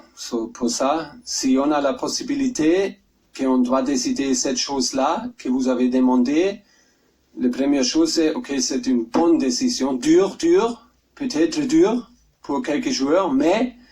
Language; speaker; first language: French; non-native, learner; German